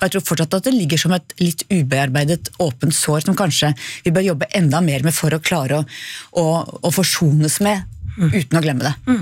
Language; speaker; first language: Norwegian; native; Norwegian